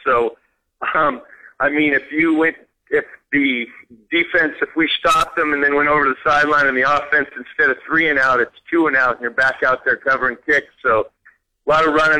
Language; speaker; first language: English; native; English